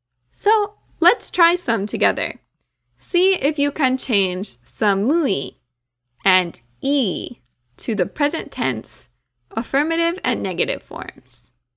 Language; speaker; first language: English; native; English